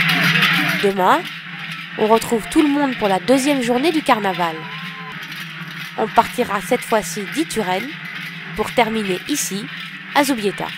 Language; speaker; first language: French; native; French